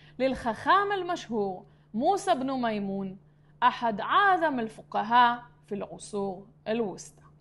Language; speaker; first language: Arabic; non-native, fluent; Hebrew